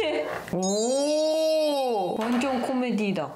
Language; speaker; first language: Korean; non-native, learner; Japanese